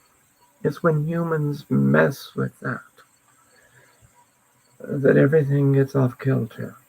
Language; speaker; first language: English; native; English